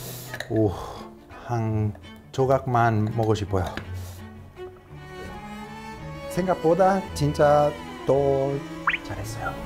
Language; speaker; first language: Korean; non-native, learner; Italian